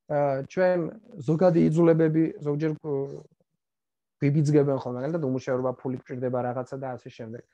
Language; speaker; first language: Georgian; native; Georgian